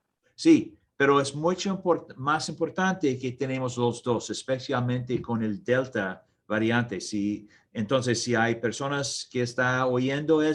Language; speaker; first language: Spanish; non-native, learner; English